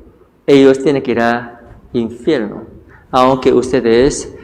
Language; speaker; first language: Spanish; non-native, fluent; Korean